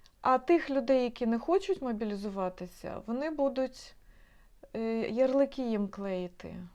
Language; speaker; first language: Ukrainian; non-native, local second language; Russian